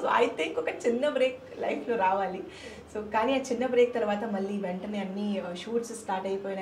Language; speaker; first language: Telugu; non-native, local second language; Hindi